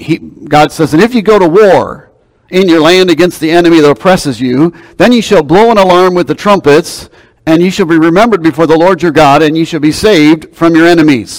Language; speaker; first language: English; native; English